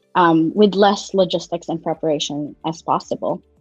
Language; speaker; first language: English; non-native, local second language; Cebuano